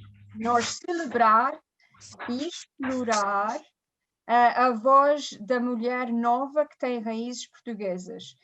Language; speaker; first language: Portuguese; early bilingual, heritage; Portuguese